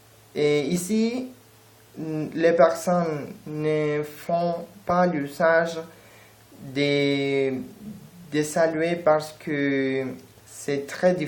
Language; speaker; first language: French; non-native, learner; Spanish